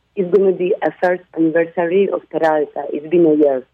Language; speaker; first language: English; non-native, fluent; Polish